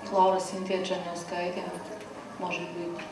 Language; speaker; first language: Russian; non-native, fluent; Lithuanian